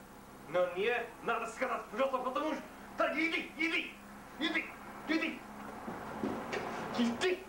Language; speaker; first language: Russian; non-native, learner; English